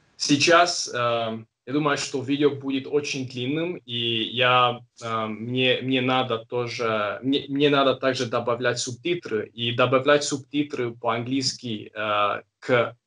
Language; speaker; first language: Russian; non-native, learner; Hungarian